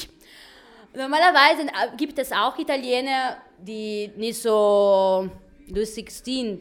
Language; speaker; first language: German; non-native, learner; Italian